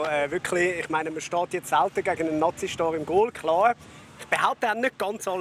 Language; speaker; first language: German; native; German